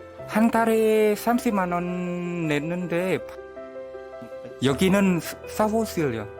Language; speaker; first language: Korean; non-native, learner; Khmer